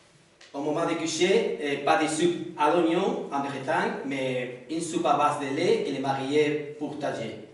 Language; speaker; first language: French; non-native, learner; Spanish